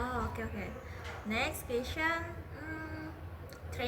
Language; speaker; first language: English; non-native, learner; Indonesian